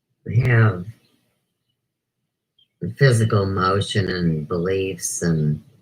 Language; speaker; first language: English; native; English